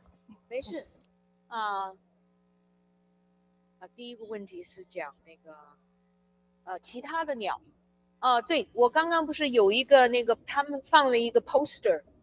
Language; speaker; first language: Chinese; early bilingual, heritage; English